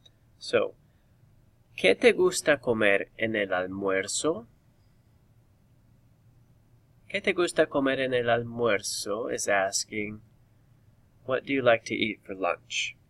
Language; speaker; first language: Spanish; non-native, fluent; English